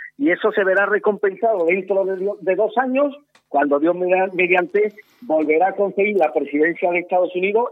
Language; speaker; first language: Spanish; native; Spanish